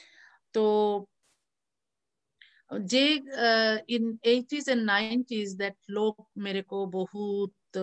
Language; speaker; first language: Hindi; non-native, learner; Bangla